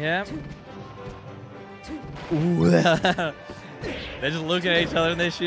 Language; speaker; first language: English; native; English